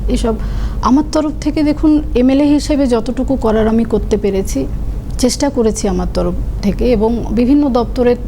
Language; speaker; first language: Bangla; non-native, local second language; Santali